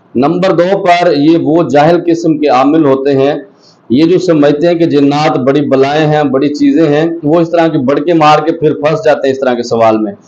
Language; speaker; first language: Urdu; non-native, local second language; Pashto